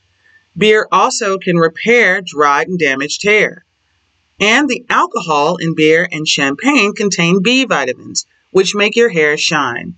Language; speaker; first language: English; native; English